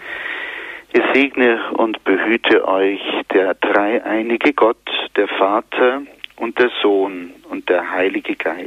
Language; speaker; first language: German; native; German